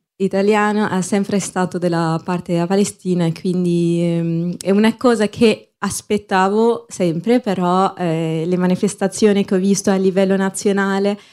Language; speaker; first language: Italian; non-native, fluent; Arabic